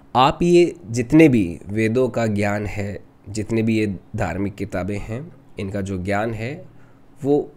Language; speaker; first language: Hindi; non-native, local second language; Rajasthani